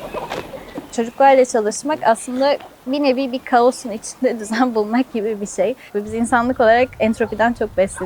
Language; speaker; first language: Turkish; native; Turkish